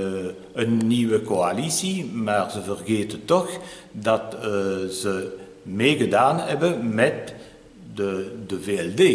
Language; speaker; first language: Dutch; non-native, local second language; French